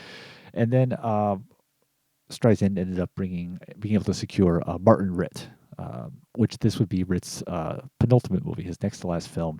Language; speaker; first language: English; native; English